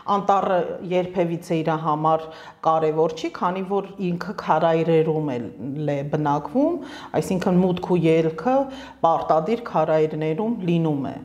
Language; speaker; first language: Armenian; native; Armenian